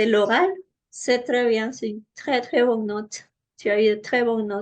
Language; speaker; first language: French; non-native, fluent; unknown